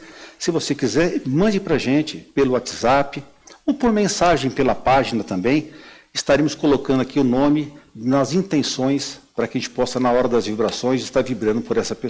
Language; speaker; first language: Portuguese; native; Portuguese